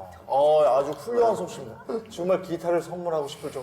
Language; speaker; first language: Korean; native; Korean